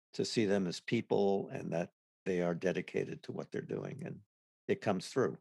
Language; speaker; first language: English; native; English